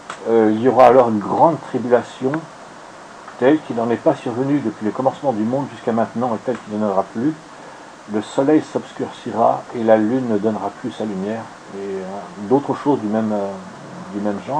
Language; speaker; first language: French; native; French